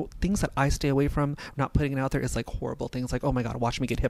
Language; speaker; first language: English; native; English